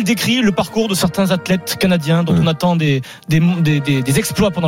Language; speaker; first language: French; native; French